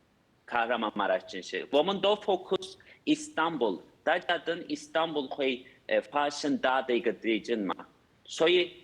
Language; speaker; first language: Chinese; non-native, fluent; Turkish